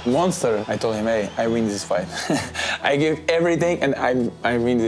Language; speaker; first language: English; non-native, learner; Uzbek